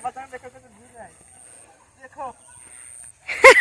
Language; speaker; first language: Hindi; non-native, local second language; Odia